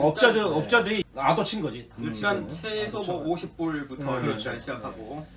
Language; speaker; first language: Korean; native; Korean